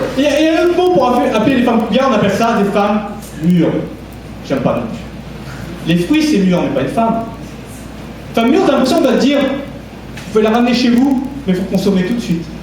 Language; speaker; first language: French; early bilingual, other home language; Vietnamese